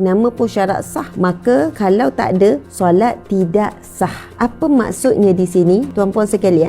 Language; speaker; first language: Malay; native; Malay